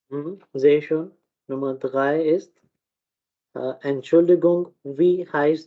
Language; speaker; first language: German; non-native, fluent; Urdu